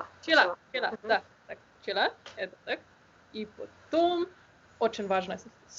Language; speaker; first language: Russian; non-native, learner; Slovenian